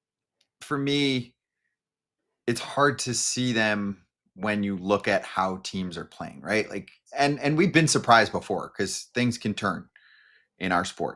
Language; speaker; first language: English; native; English